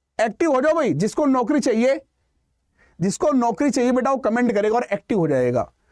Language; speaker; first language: Hindi; native; Hindi